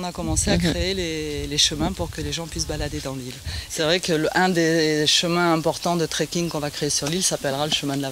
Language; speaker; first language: French; native; French